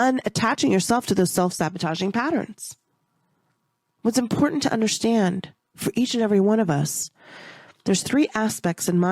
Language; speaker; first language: English; native; English